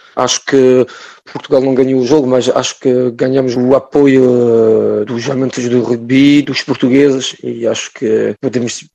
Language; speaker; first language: Portuguese; early bilingual, heritage; French